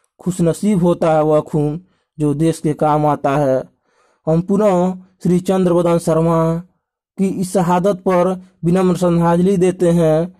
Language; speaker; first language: Hindi; native; Hindi